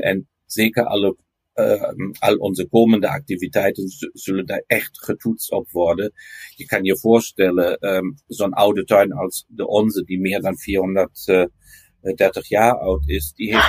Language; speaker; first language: Dutch; non-native, fluent; German